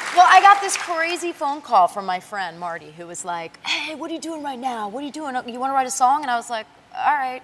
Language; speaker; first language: English; native; English